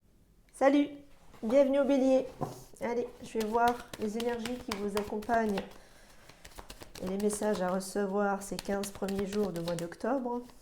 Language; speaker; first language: French; native; French